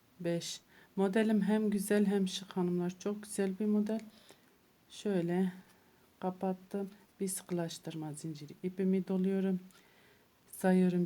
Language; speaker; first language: Turkish; native; Turkish